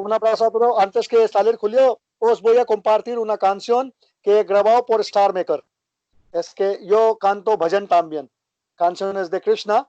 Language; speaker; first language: Spanish; non-native, learner; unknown